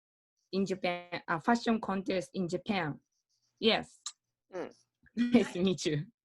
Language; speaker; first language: English; non-native, learner; Japanese